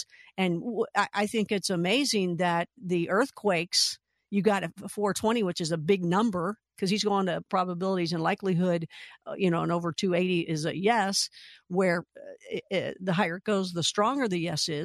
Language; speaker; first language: English; native; English